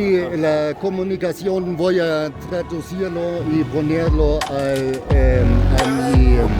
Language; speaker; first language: Spanish; non-native, fluent; German